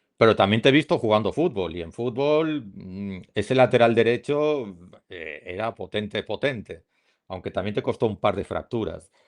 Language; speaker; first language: Spanish; native; Spanish